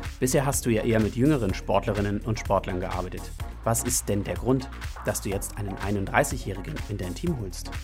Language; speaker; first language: German; native; German